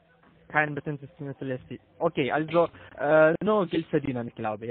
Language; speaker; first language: German; non-native, learner; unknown